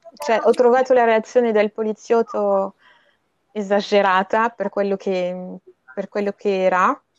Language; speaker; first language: Italian; non-native, fluent; French